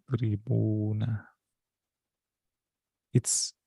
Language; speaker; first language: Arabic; non-native, fluent; English